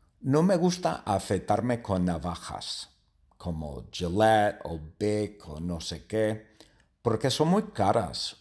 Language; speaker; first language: Spanish; non-native, learner; English